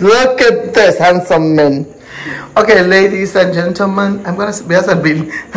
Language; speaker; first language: English; non-native, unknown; Spanish